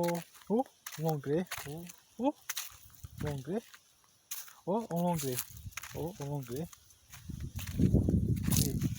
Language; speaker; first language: French; non-native, learner; Portuguese